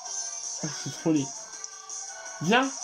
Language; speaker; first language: French; native; French